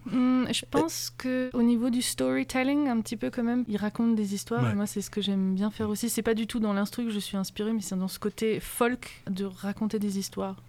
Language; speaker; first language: French; early bilingual, heritage; English